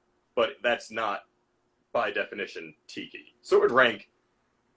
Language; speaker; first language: English; native; English